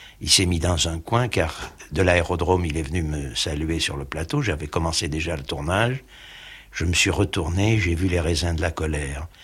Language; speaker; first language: French; early bilingual, other home language; Armenian